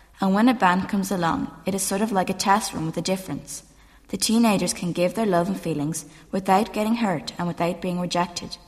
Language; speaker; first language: English; native; English